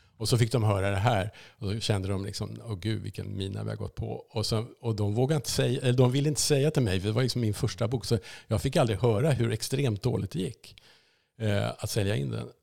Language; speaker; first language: Swedish; native; Swedish